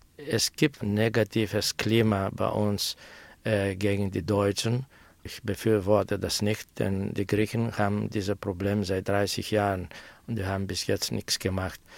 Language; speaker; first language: German; non-native, fluent; Greek